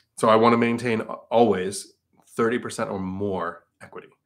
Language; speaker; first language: English; native; English